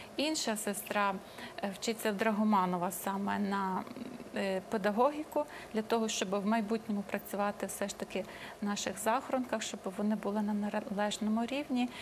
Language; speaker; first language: Ukrainian; native; Ukrainian